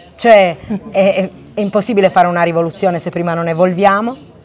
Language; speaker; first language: Italian; non-native, local second language; Occitan